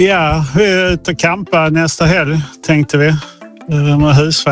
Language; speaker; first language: Swedish; native; Swedish